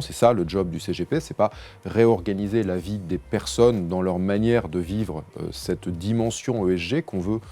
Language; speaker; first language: French; native; French